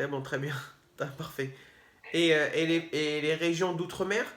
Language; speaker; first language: French; native; French